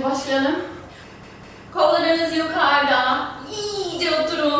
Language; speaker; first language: Turkish; non-native, fluent; German